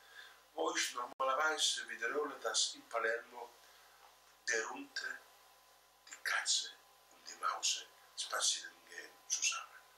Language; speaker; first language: German; non-native, fluent; Italian